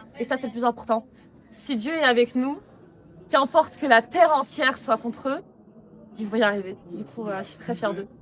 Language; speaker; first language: French; native; French